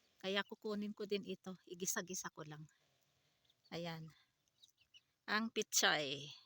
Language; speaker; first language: Filipino; non-native, local second language; Iloko